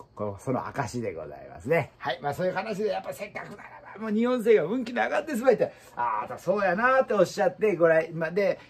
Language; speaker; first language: Japanese; native; Japanese